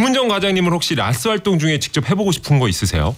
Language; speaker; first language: Korean; native; Korean